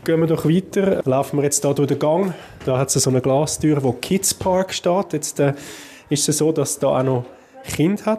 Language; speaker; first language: German; native; German